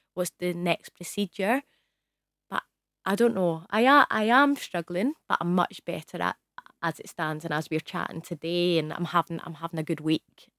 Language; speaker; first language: English; native; English